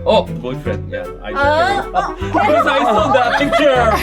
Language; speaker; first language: English; non-native, learner; Korean